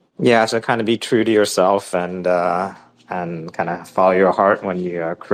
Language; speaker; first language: English; native; English